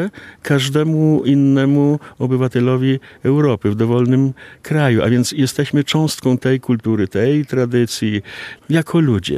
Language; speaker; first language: Polish; non-native, local second language; Belarusian